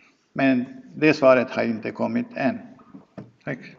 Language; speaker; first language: Swedish; non-native, fluent; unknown